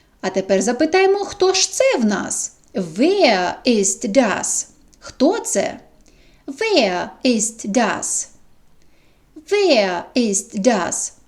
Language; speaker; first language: German; non-native, fluent; Ukrainian